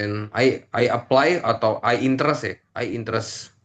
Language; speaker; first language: English; non-native, learner; Indonesian